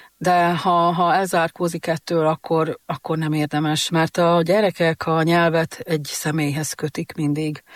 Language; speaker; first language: Hungarian; native; Hungarian